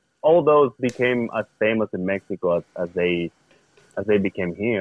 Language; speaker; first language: English; non-native, fluent; Spanish